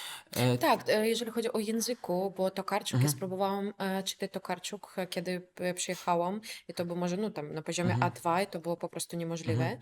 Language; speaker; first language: Polish; non-native, fluent; Belarusian